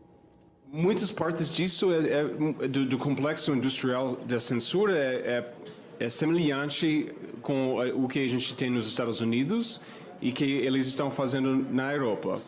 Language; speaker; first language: Portuguese; non-native, fluent; English